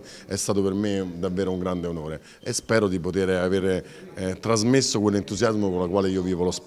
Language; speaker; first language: Italian; native; Italian